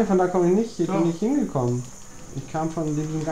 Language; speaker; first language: German; native; German